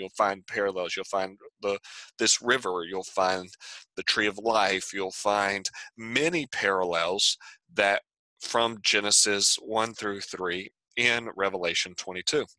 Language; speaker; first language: English; native; English